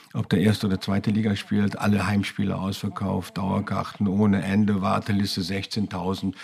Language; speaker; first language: German; native; German